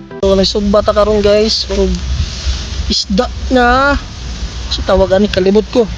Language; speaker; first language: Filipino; non-native, local second language; Cebuano